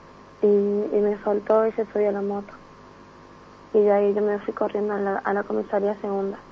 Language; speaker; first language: Spanish; native; Spanish